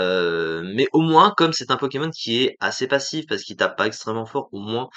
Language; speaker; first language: French; native; French